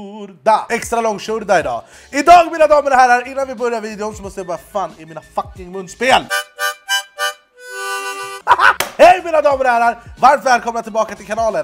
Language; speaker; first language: Swedish; native; Swedish